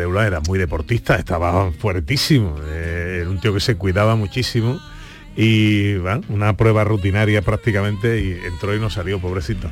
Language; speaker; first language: Spanish; native; Spanish